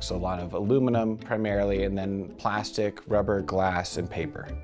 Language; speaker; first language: English; native; English